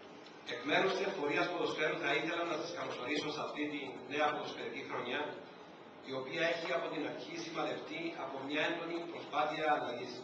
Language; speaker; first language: Greek; native; Greek